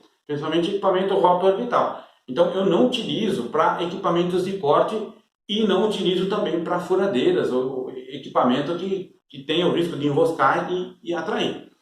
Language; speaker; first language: Portuguese; native; Portuguese